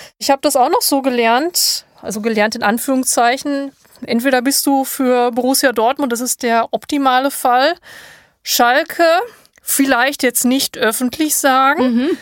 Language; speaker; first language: German; native; German